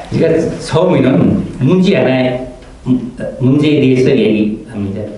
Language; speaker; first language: Korean; non-native, fluent; Nepali